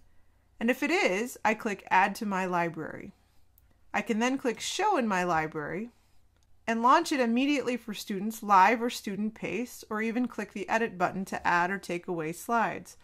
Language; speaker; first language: English; native; English